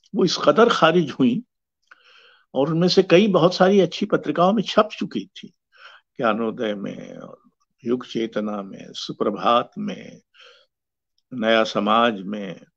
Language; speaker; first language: Hindi; native; Hindi